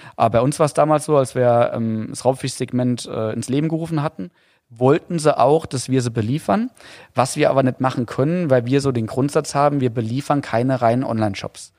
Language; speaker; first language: German; native; German